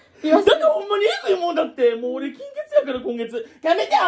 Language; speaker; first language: Japanese; native; Japanese